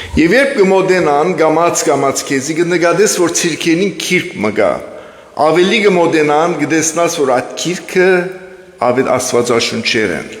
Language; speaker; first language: Armenian; early bilingual, heritage; Armenian